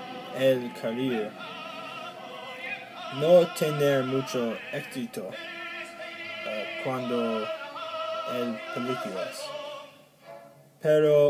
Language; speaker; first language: Spanish; non-native, learner; English